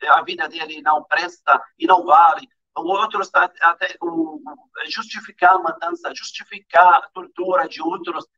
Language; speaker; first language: Portuguese; non-native, fluent; Arabic